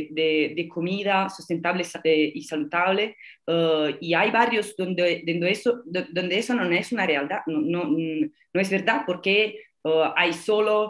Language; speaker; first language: Spanish; non-native, fluent; Italian